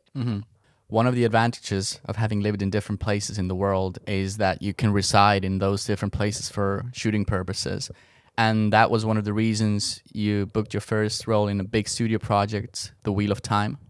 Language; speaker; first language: English; non-native, fluent; Estonian